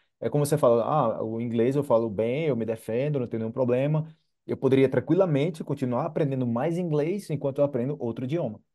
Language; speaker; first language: Portuguese; native; Portuguese